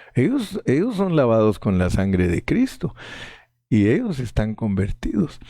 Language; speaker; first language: Spanish; native; Spanish